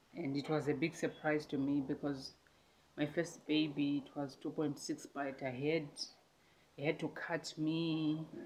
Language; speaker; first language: English; non-native, local second language; Shona